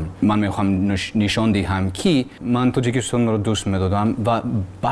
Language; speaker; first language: Persian; non-native, learner; English